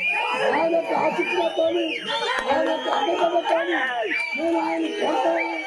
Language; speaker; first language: Telugu; native; Telugu